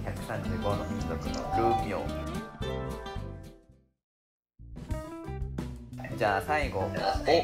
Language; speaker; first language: Japanese; native; Japanese